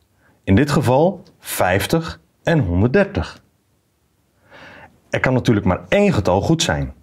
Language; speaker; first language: Dutch; native; Dutch